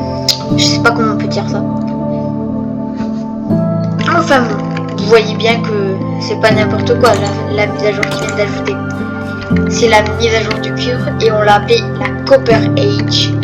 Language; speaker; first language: French; native; French